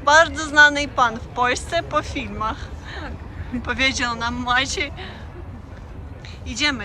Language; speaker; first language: Polish; non-native, learner; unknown